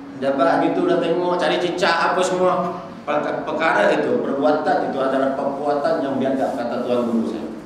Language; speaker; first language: Malay; non-native, local second language; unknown